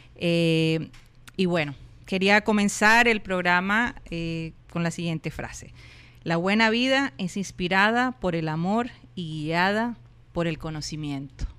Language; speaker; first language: Spanish; native; Spanish